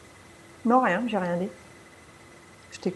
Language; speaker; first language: French; native; French